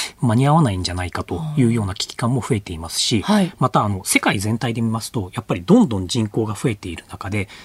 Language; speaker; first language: Japanese; native; Japanese